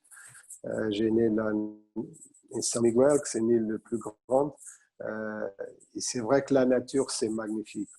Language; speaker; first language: French; non-native, fluent; Portuguese